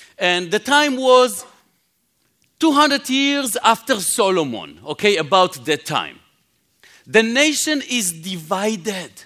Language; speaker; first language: English; non-native, fluent; Hebrew